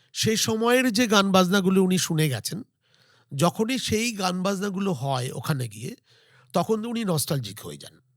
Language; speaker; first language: Bangla; native; Bangla